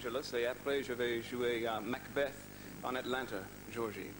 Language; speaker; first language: French; non-native, learner; English